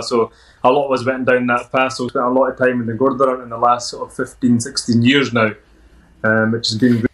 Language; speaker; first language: English; native; English